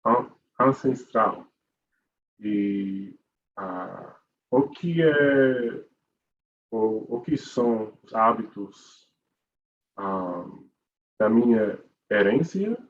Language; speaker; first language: Portuguese; non-native, learner; English